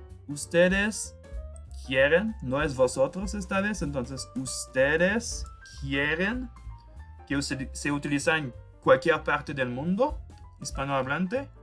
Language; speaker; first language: Spanish; non-native, fluent; French